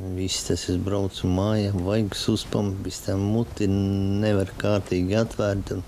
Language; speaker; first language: Latvian; native; Latvian